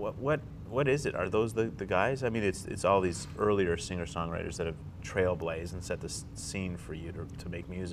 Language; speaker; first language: English; native; English